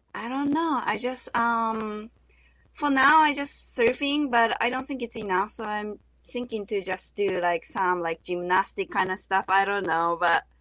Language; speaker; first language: English; non-native, learner; Japanese